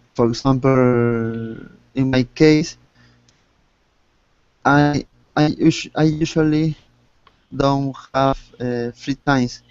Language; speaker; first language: English; non-native, learner; Spanish